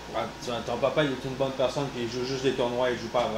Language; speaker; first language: French; native; French